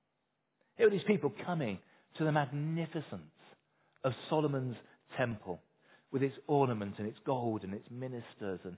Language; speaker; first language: English; native; English